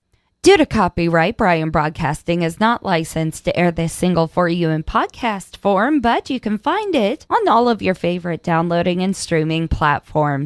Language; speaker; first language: English; native; English